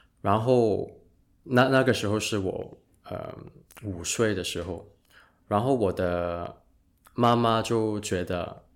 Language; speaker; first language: Chinese; non-native, local second language; Cantonese